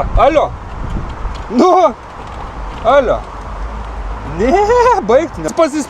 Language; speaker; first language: Lithuanian; native; Lithuanian